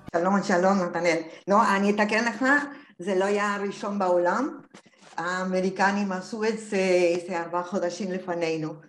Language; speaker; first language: Hebrew; non-native, fluent; Spanish